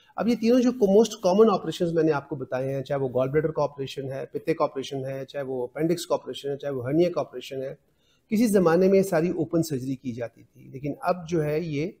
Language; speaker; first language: Urdu; non-native, local second language; Punjabi